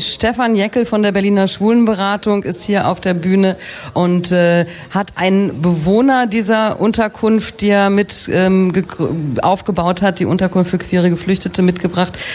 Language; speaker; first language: German; native; German